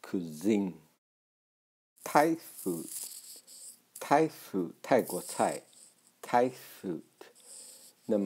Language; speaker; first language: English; non-native, fluent; Chinese